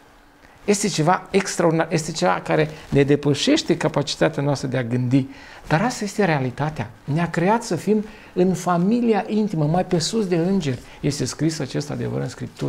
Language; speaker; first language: Romanian; native; Romanian